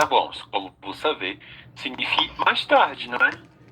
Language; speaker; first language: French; non-native, fluent; Portuguese